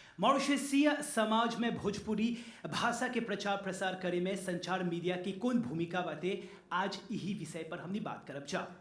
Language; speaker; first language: Bhojpuri; native; Bhojpuri